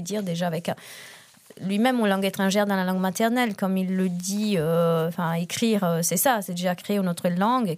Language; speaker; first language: French; non-native, fluent; Italian